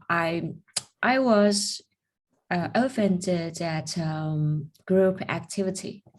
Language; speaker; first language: English; non-native, learner; Chinese